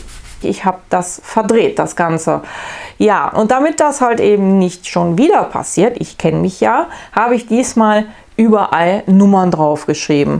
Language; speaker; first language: German; native; German